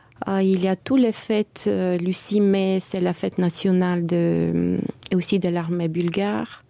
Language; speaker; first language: French; non-native, fluent; Bulgarian